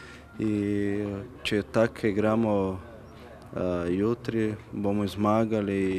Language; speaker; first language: Slovenian; non-native, learner; Portuguese